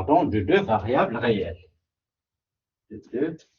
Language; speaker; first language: French; non-native, local second language; Arabic